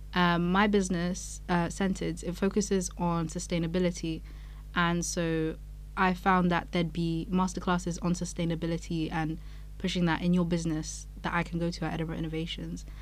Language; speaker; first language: English; non-native, local second language; Yoruba